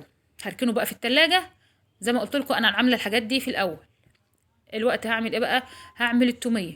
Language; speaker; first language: Arabic; native; Arabic